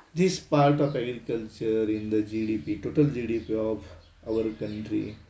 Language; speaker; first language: English; non-native, local second language; Marathi